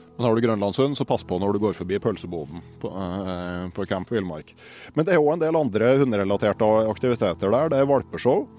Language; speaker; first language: Norwegian; native; Norwegian